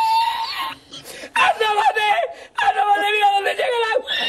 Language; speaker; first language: Spanish; native; Spanish